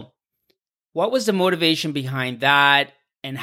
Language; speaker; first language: English; native; English